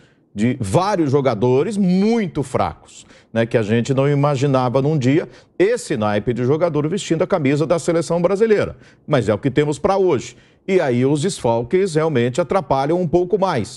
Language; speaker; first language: Portuguese; native; Portuguese